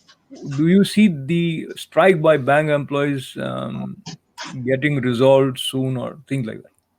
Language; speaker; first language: English; non-native, local second language; Hindi